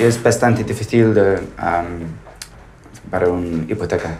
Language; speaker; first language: Spanish; non-native, fluent; English